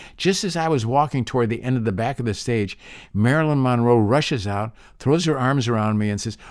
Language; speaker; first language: English; native; English